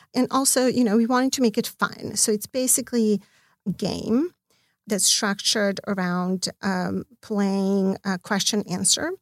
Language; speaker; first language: English; non-native, fluent; Serbian